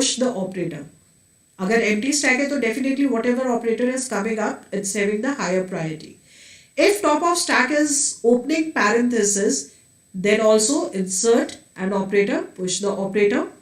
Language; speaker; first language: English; non-native, local second language; Hindi